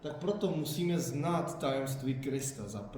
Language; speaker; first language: Czech; non-native, fluent; Korean